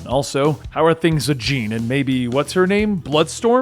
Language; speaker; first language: English; native; English